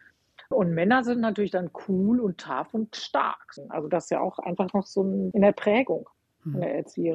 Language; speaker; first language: German; native; German